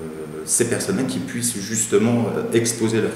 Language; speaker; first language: French; native; French